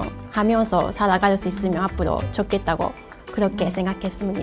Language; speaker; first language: Korean; non-native, fluent; Japanese